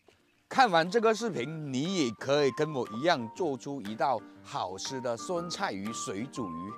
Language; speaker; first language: Chinese; native; Chinese